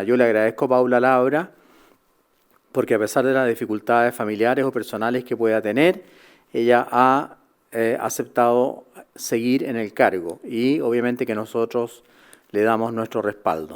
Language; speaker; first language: Spanish; native; Spanish